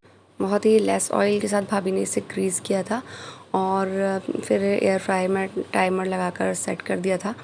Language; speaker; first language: Hindi; native; Hindi